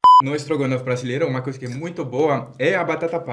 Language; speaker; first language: Portuguese; non-native, fluent; French